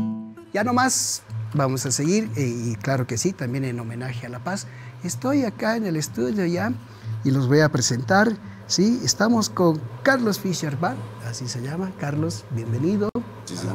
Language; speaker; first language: Spanish; native; Spanish